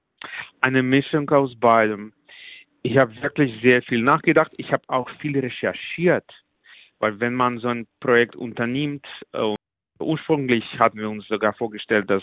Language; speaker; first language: German; non-native, fluent; Russian